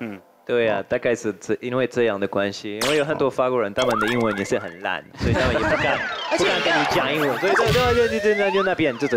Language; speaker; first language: Chinese; non-native, fluent; French